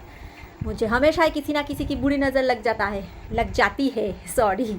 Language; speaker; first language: Hindi; non-native, local second language; Bangla